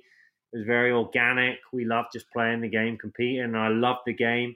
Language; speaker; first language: English; native; English